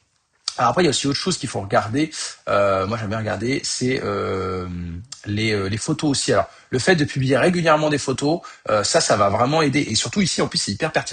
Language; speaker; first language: French; native; French